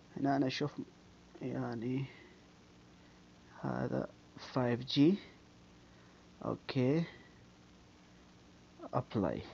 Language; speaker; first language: Arabic; non-native, learner; Urdu